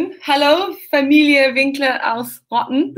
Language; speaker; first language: German; non-native, fluent; English